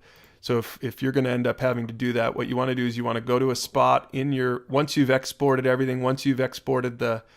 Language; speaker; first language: English; native; English